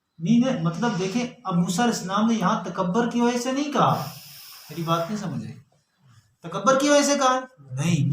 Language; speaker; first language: Urdu; non-native, local second language; Northern Hindko